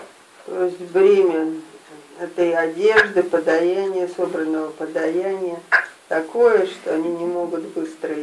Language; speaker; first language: Russian; native; Russian